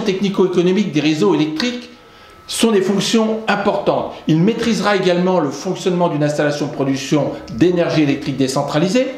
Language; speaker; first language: French; native; French